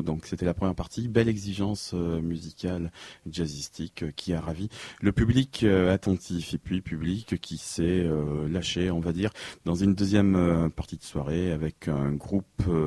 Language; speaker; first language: French; native; French